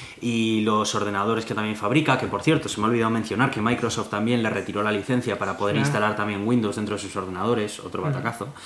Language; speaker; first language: Spanish; native; Spanish